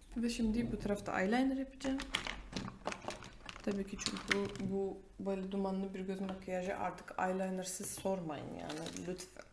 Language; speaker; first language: Turkish; non-native, fluent; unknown